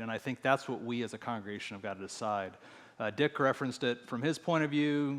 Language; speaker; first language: English; native; English